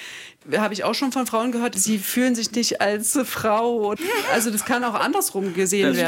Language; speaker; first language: German; native; German